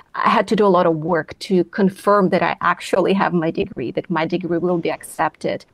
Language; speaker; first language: English; non-native, fluent; Russian